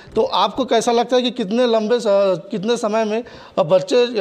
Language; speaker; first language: Hindi; non-native, local second language; Chhattisgarhi